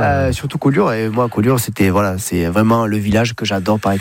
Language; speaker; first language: French; native; French